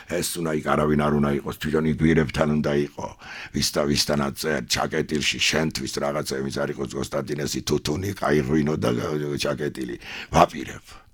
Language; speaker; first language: Georgian; non-native, local second language; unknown